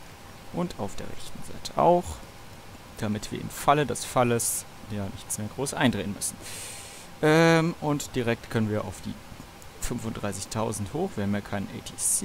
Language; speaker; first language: German; native; German